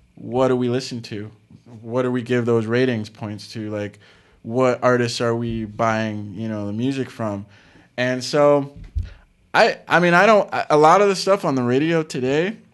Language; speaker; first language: English; native; English